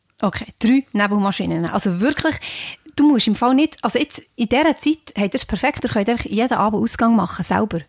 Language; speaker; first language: German; native; German